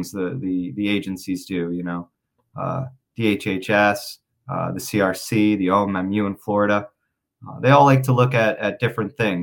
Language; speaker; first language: English; native; English